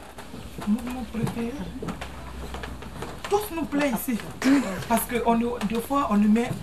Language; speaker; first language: French; non-native, fluent; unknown